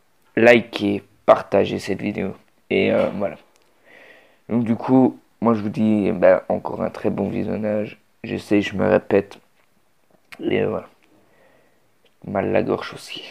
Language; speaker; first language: French; native; French